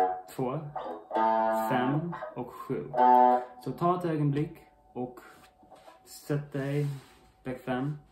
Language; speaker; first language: Swedish; non-native, learner; English